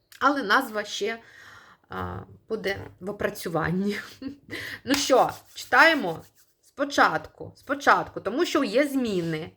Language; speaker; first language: Ukrainian; non-native, local second language; Russian